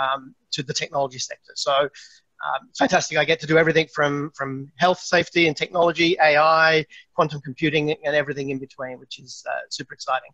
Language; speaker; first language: English; native; English